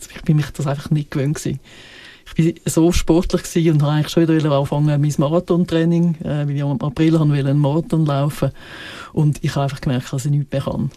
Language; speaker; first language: German; native; German